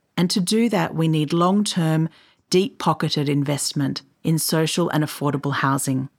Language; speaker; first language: English; native; English